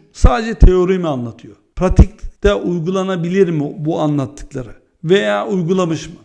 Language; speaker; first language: Turkish; early bilingual, heritage; Turkish